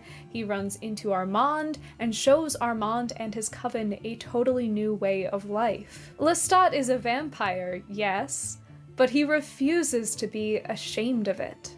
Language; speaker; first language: English; native; English